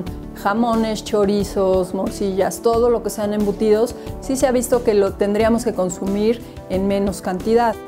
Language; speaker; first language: Spanish; native; Spanish